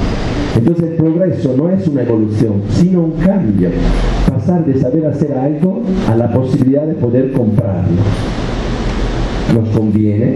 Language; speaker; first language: Spanish; non-native, fluent; Italian